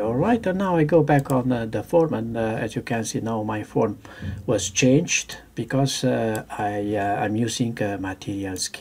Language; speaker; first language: English; non-native, fluent; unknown